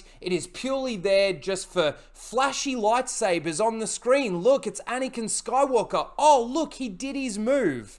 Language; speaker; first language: English; native; English